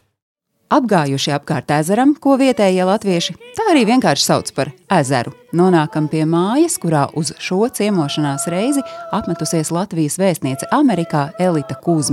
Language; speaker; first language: Latvian; native; Latvian